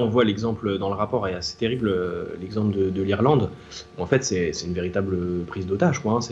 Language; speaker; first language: French; native; French